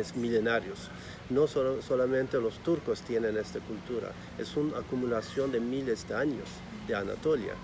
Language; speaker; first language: Spanish; non-native, fluent; Turkish